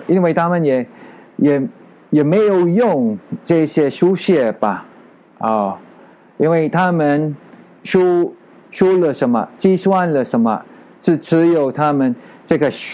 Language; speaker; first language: Chinese; non-native, learner; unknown